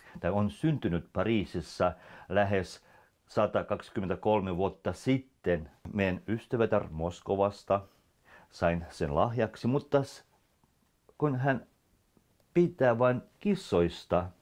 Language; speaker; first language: Finnish; non-native, fluent; Russian